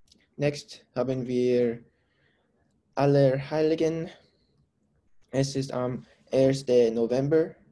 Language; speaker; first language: German; non-native, learner; English